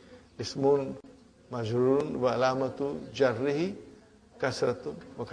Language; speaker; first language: Arabic; non-native, fluent; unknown